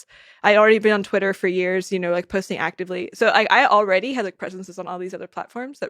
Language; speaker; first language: English; native; English